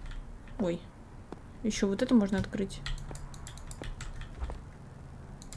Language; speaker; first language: Russian; native; Russian